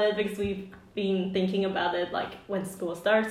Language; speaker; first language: English; non-native, fluent; Chinese